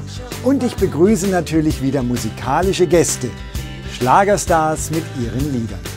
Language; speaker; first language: German; native; German